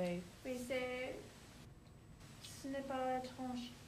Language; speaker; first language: French; non-native, learner; English